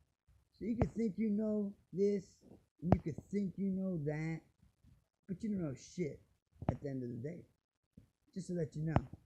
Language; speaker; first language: English; native; English